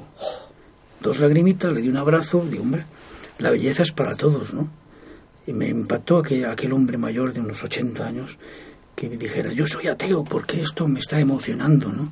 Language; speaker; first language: Spanish; native; Spanish